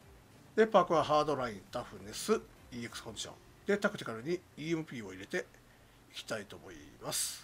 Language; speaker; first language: Japanese; native; Japanese